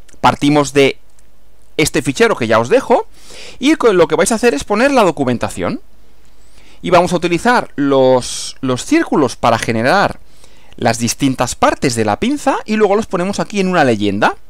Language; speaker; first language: Spanish; native; Spanish